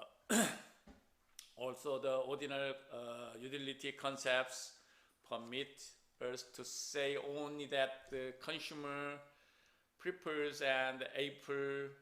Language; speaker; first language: English; non-native, fluent; Korean